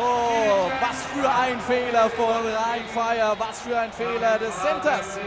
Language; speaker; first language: German; native; German